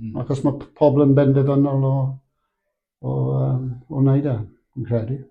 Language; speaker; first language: Welsh; non-native, local second language; English